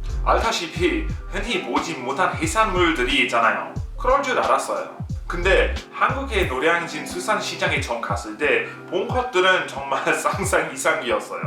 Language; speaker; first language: Korean; non-native, fluent; English